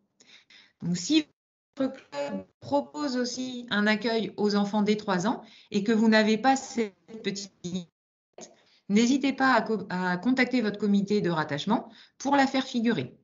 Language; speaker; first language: French; native; French